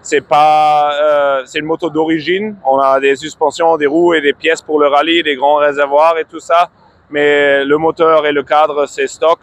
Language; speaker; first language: French; non-native, fluent; German